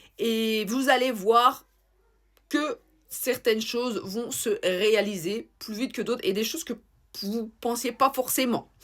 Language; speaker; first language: French; native; French